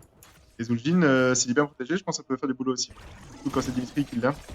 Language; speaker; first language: French; native; French